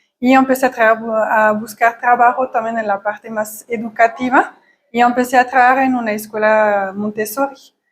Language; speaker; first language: Spanish; non-native, fluent; French